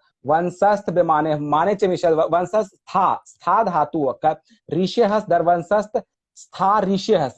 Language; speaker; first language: Persian; non-native, fluent; Hindi